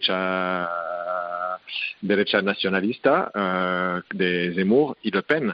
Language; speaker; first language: Spanish; non-native, fluent; French